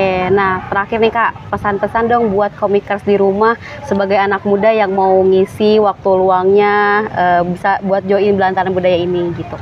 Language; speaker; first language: Indonesian; native; Indonesian